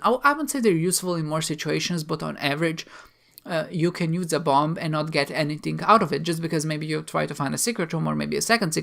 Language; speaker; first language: English; non-native, fluent; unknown